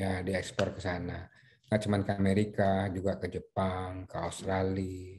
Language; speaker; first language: Indonesian; native; Indonesian